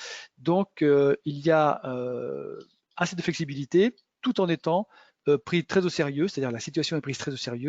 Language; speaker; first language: French; native; French